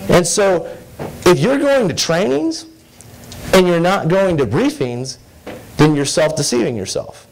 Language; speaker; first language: English; native; English